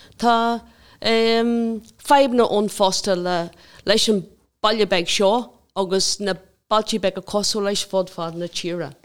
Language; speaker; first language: Irish; non-native, local second language; English